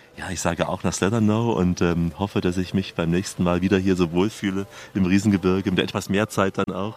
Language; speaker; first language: German; native; German